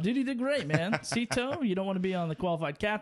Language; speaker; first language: English; native; English